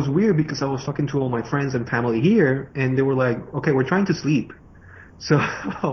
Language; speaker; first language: English; non-native, fluent; Spanish